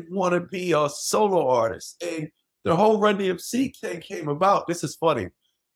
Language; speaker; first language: English; native; English